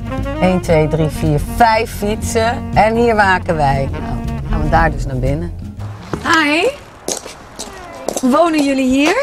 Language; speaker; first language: Dutch; native; Dutch